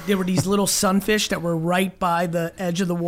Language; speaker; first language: English; native; English